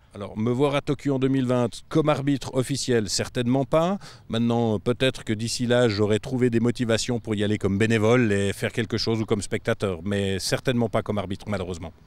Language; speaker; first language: French; native; French